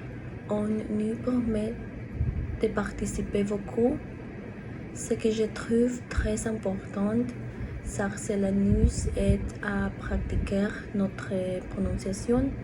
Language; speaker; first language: French; non-native, learner; Spanish